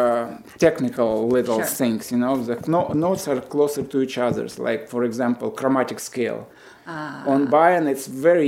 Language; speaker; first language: English; non-native, fluent; Romanian